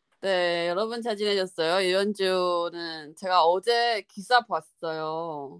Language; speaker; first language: Korean; non-native, fluent; Chinese